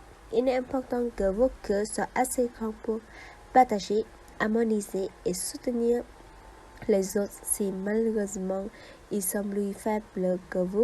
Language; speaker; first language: French; non-native, fluent; Vietnamese